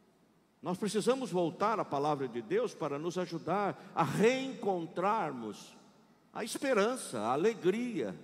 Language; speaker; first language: Portuguese; native; Portuguese